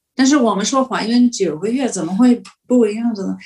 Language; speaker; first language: Chinese; non-native, fluent; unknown